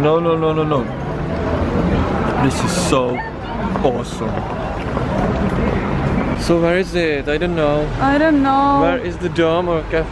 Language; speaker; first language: English; non-native, learner; Czech